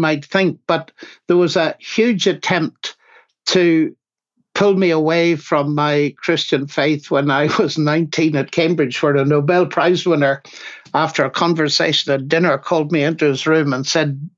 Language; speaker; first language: English; native; English